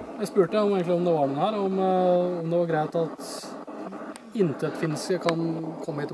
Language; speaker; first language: Norwegian; native; Norwegian